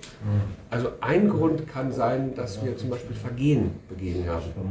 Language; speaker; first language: German; native; German